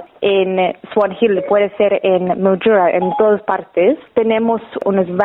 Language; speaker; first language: Spanish; non-native, fluent; English